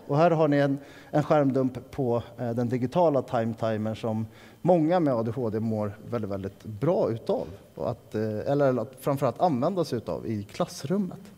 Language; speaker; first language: Swedish; native; Swedish